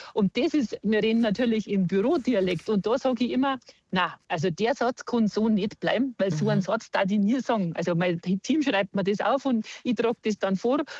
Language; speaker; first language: German; native; German